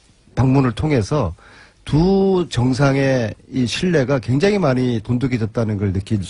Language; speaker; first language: Korean; native; Korean